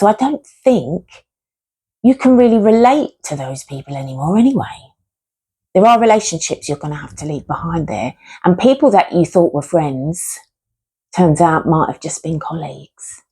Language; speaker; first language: English; native; English